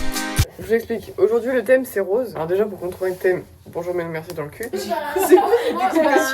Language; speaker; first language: French; native; French